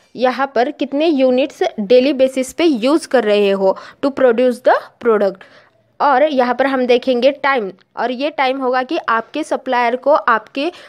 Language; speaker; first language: Hindi; non-native, local second language; Marathi